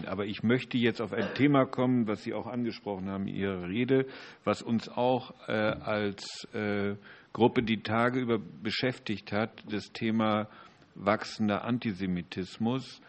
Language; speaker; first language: German; native; German